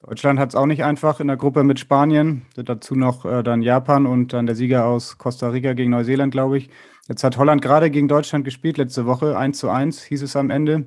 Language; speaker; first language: German; native; German